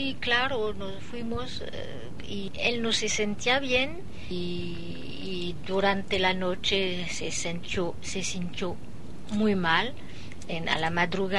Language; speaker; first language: Spanish; non-native, fluent; French